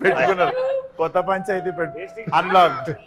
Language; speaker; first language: Telugu; native; Telugu